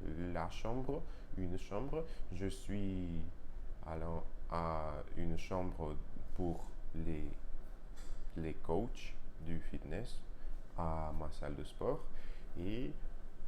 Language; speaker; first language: French; non-native, learner; Russian